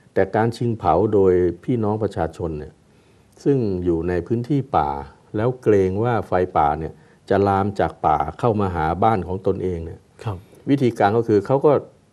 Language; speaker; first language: Thai; native; Thai